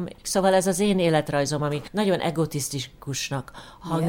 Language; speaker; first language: Hungarian; early bilingual, heritage; Hungarian